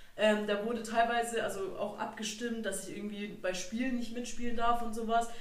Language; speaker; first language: German; native; German